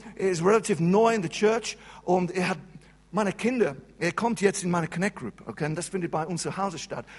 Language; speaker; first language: German; non-native, fluent; English